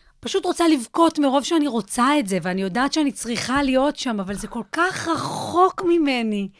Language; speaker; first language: Hebrew; native; Hebrew